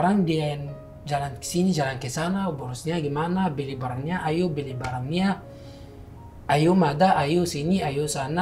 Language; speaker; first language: Indonesian; non-native, learner; Arabic